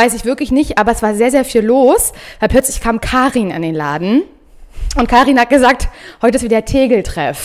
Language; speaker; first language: German; native; German